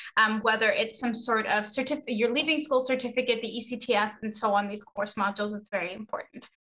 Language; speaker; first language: English; early bilingual, other home language; Spanish